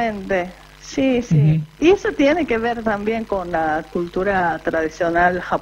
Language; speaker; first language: Spanish; non-native, fluent; Japanese